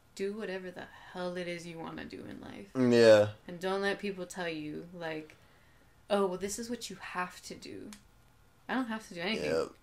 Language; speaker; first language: English; native; English